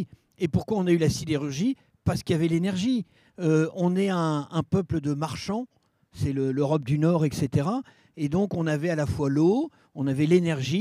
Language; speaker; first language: French; native; French